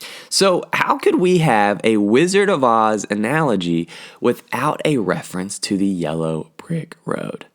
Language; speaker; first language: English; native; English